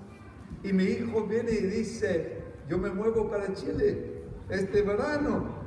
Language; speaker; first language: Spanish; non-native, fluent; English